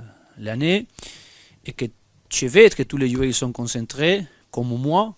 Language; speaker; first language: French; non-native, fluent; Spanish